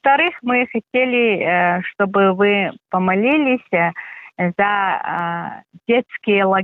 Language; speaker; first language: Russian; non-native, fluent; Mongolian